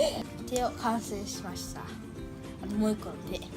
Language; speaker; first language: Japanese; early bilingual, heritage; Japanese